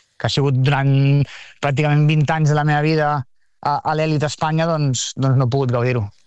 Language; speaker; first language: Catalan; native; Catalan